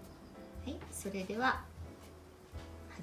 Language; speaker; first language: Japanese; native; Japanese